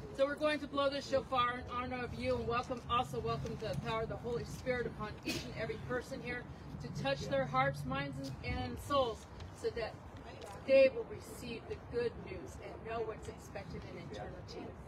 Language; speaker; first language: English; native; English